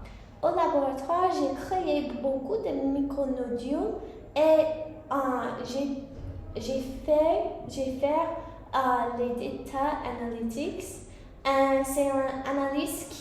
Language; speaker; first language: French; non-native, learner; English